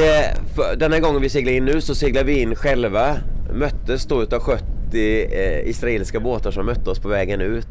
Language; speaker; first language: Swedish; native; Swedish